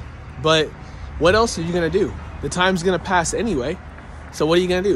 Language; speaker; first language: English; native; English